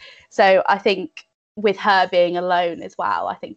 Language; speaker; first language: English; native; English